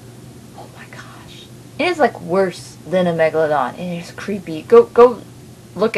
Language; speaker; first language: English; native; English